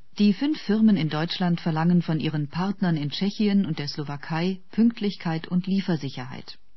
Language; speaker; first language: German; native; German